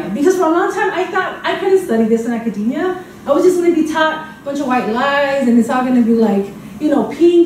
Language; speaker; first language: English; native; English